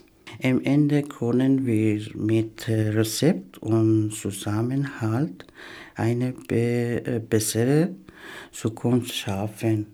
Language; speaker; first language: German; non-native, learner; Persian